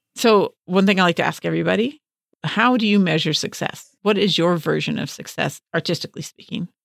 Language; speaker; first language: English; native; English